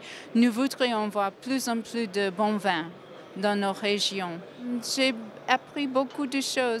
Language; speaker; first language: French; non-native, fluent; English